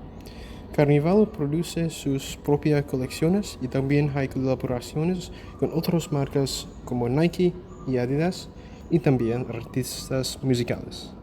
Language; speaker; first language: Spanish; non-native, learner; English